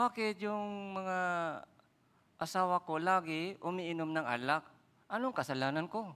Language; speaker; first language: Filipino; non-native, fluent; Korean